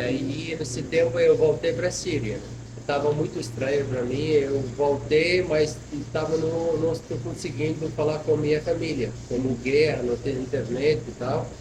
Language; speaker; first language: Portuguese; non-native, fluent; Arabic